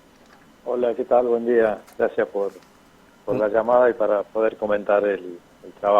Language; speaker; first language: Spanish; native; Spanish